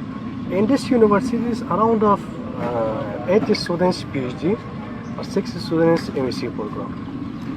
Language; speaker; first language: English; non-native, learner; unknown